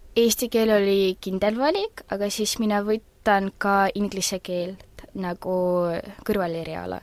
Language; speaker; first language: Estonian; non-native, local second language; Russian